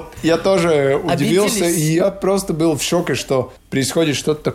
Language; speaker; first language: Russian; non-native, local second language; Latvian